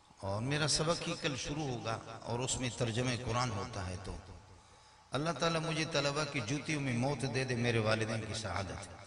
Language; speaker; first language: Urdu; non-native, local second language; Brahui